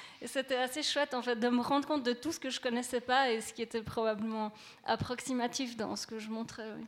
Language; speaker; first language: French; native; French